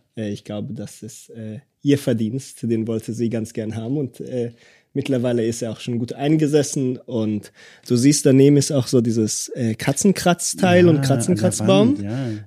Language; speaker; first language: German; early bilingual, other home language; Hebrew